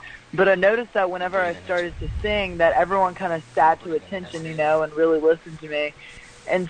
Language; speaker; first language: English; native; English